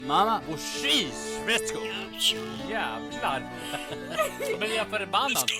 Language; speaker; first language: Swedish; early bilingual, other home language; Ukrainian